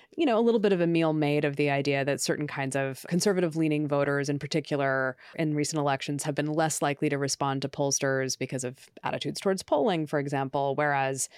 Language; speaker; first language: English; native; English